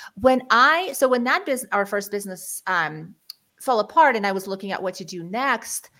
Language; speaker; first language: English; early bilingual, other home language; Ukrainian